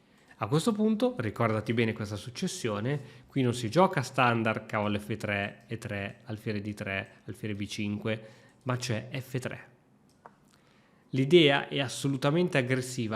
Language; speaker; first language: Italian; native; Italian